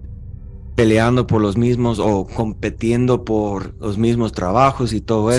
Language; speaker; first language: Spanish; non-native, fluent; English